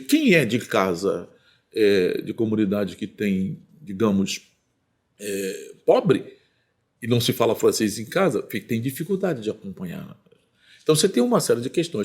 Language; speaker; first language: Portuguese; native; Portuguese